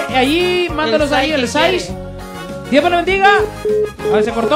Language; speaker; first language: Spanish; native; Spanish